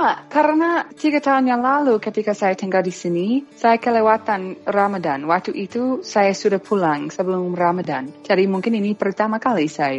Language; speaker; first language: Indonesian; non-native, fluent; English